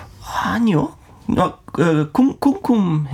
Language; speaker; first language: Korean; non-native, learner; German